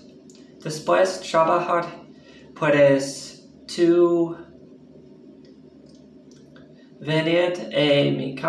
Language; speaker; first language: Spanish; non-native, learner; English